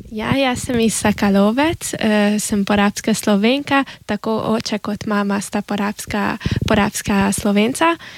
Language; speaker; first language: Slovenian; early bilingual, heritage; Slovenian